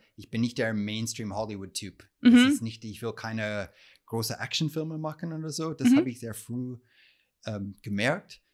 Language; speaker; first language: German; non-native, fluent; English